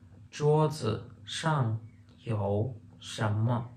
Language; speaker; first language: Chinese; non-native, fluent; Turkmen